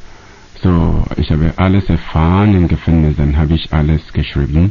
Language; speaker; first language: German; non-native, learner; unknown